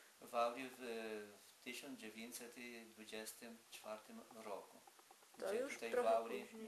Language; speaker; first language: Polish; early bilingual, heritage; Polish